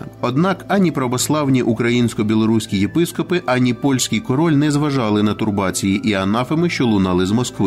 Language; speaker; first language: Ukrainian; native; Ukrainian